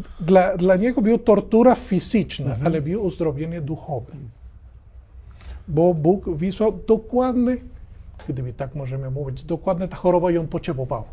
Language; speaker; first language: Polish; non-native, learner; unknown